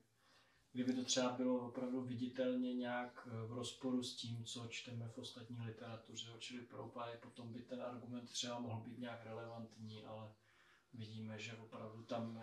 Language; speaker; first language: Czech; native; Czech